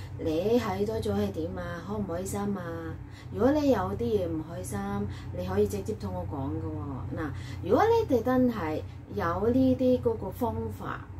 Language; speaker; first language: Cantonese; non-native, learner; Indonesian